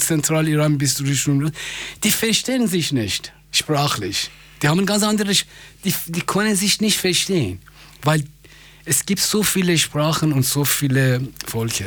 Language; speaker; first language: German; non-native, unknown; Persian